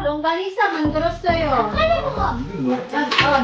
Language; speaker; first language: Korean; non-native, learner; Filipino